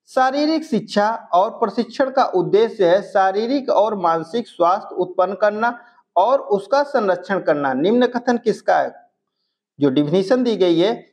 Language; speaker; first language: Hindi; native; Hindi